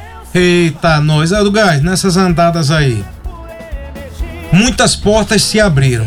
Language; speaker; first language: Portuguese; native; Portuguese